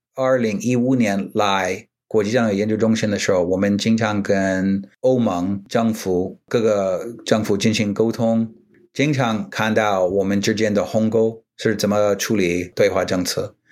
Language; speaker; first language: Chinese; non-native, fluent; English